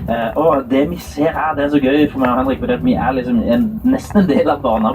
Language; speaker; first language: Norwegian; native; Norwegian